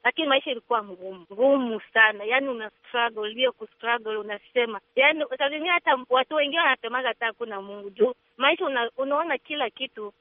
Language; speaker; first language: Swahili; non-native, local second language; Somali